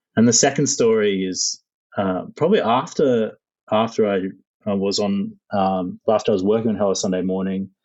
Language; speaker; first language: English; native; English